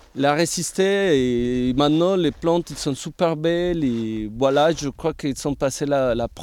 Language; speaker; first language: French; non-native, fluent; Spanish